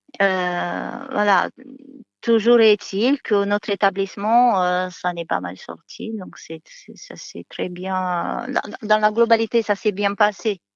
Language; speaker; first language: French; non-native, fluent; Romanian